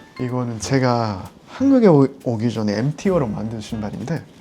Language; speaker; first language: Korean; non-native, fluent; Japanese